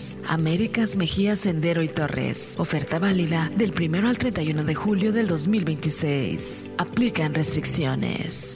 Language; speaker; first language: Spanish; native; Spanish